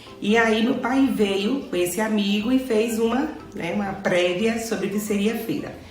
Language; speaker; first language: Portuguese; native; Portuguese